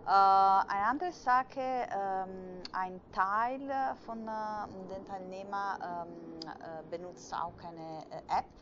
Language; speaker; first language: German; non-native, fluent; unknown